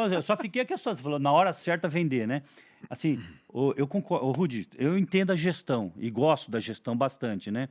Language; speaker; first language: Portuguese; native; Portuguese